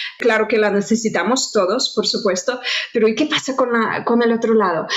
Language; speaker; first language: Spanish; non-native, fluent; Russian